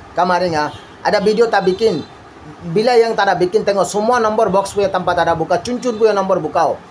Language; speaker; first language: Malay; non-native, learner; Bangla